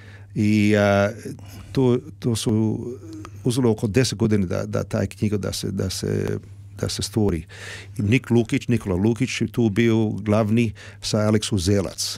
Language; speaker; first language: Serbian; early bilingual, heritage; Serbian